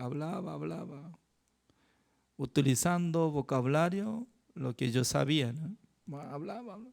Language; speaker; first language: Spanish; non-native, learner; Korean